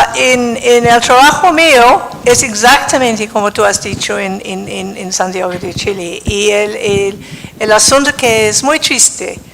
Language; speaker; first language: Spanish; non-native, fluent; English